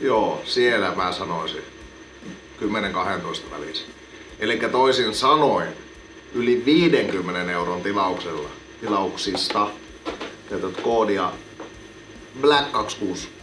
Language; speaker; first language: Finnish; native; Finnish